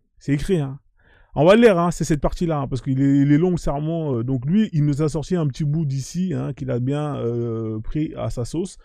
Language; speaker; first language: French; native; French